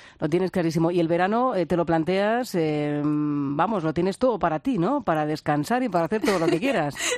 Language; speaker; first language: Spanish; native; Spanish